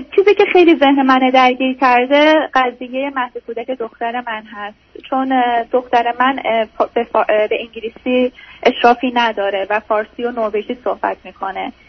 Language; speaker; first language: Persian; native; Persian